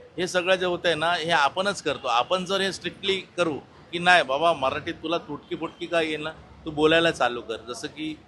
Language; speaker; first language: Marathi; native; Marathi